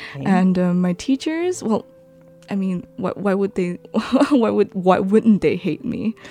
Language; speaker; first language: English; non-native, local second language; Chinese